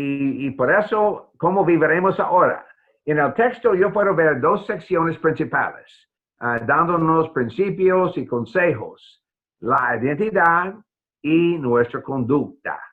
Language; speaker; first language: Spanish; non-native, fluent; English